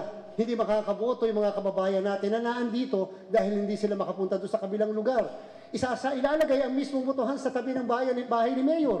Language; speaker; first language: Filipino; native; Filipino